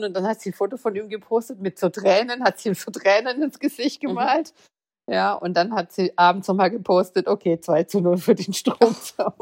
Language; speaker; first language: German; native; German